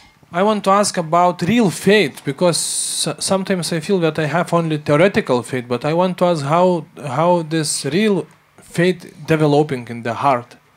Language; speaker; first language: English; non-native, fluent; Lithuanian